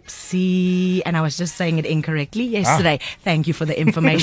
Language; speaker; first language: English; native; English